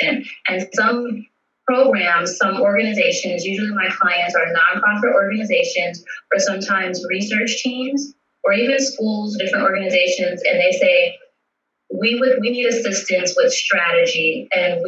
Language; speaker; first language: English; native; English